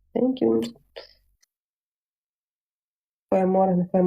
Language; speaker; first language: Dutch; non-native, learner; Russian